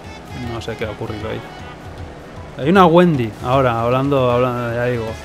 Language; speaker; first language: Spanish; native; Spanish